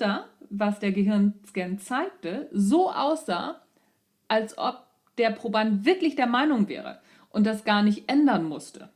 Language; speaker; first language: German; native; German